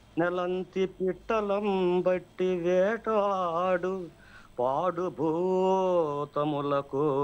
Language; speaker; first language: Telugu; native; Telugu